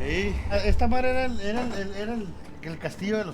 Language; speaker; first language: Spanish; native; Spanish